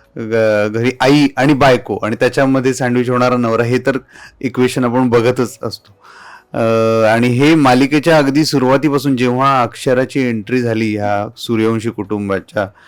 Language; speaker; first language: Marathi; native; Marathi